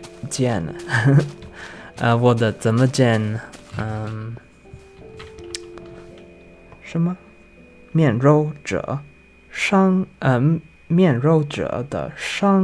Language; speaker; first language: Chinese; non-native, learner; English